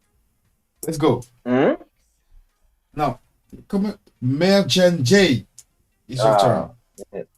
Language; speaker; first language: English; non-native, learner; French